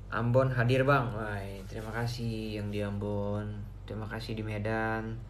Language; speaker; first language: Indonesian; native; Indonesian